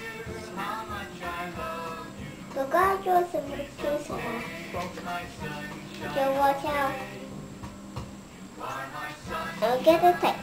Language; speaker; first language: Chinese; early bilingual, heritage; Chinese